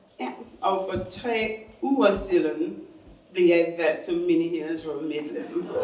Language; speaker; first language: Danish; non-native, fluent; English